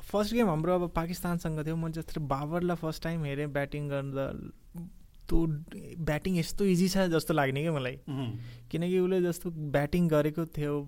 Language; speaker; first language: Nepali; early bilingual, heritage; Nepali